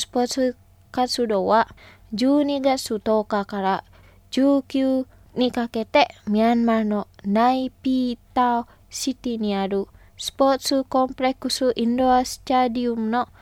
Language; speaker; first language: Japanese; non-native, fluent; Indonesian